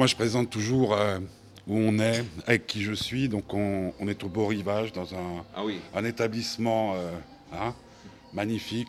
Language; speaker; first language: French; native; French